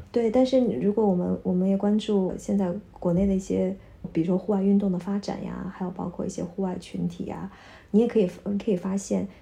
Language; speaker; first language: Chinese; native; Chinese